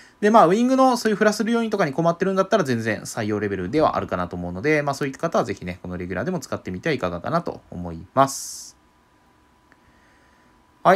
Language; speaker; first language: Japanese; native; Japanese